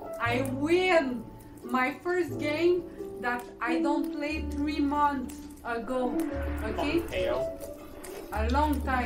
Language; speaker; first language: English; non-native, learner; French